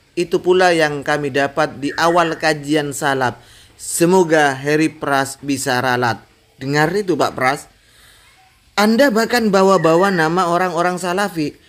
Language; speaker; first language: Indonesian; non-native, local second language; Madurese